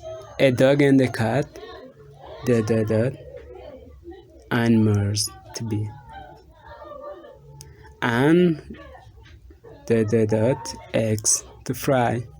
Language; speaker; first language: English; non-native, fluent; Rundi